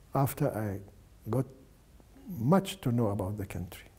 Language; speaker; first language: English; non-native, fluent; Arabic